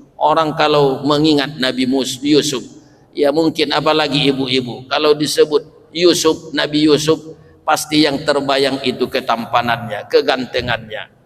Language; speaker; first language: Malay; non-native, local second language; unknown